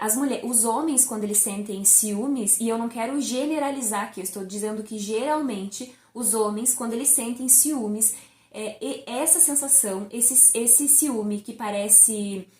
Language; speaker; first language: Portuguese; native; Portuguese